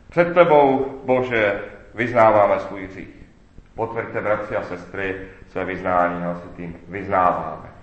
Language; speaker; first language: Czech; native; Czech